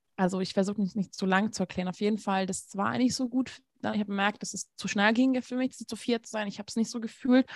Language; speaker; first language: German; non-native, fluent; Hungarian